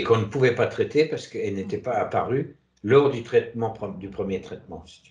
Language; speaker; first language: French; native; French